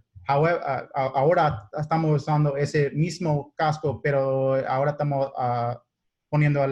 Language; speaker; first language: Spanish; non-native, learner; English